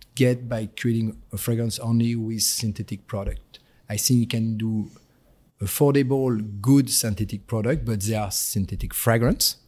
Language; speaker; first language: English; non-native, fluent; French